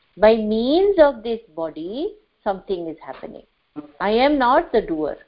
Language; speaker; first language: English; non-native, local second language; Hindi